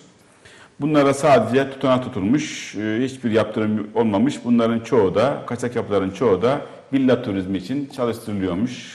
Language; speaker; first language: Turkish; native; Turkish